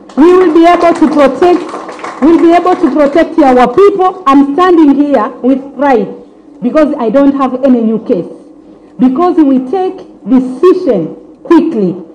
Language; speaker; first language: English; non-native, local second language; Swahili